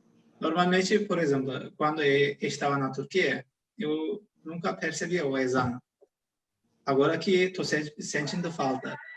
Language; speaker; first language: Portuguese; non-native, fluent; Turkish